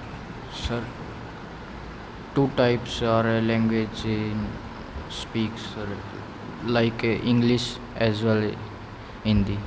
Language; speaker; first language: English; non-native, learner; Haryanvi